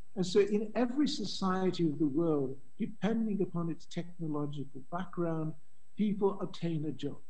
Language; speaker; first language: English; native; English